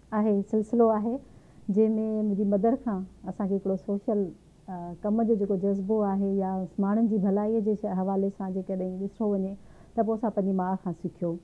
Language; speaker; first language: Sindhi; native; Sindhi